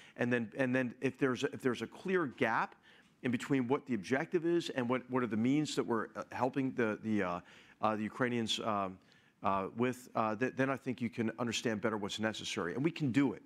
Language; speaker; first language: English; native; English